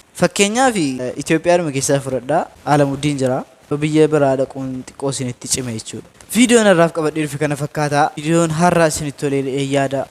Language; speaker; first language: Oromo; native; Oromo